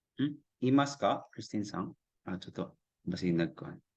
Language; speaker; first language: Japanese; non-native, fluent; Cebuano